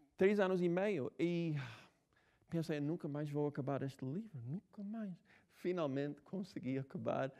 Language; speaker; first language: Portuguese; non-native, fluent; English